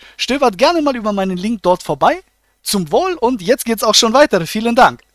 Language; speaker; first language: German; native; German